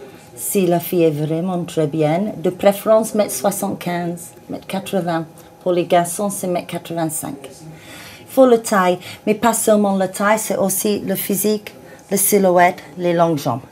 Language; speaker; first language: French; non-native, fluent; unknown